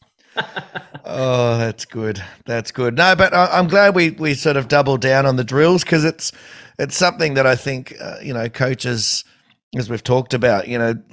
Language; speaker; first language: English; native; English